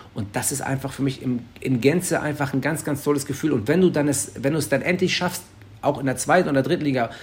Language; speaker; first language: German; native; German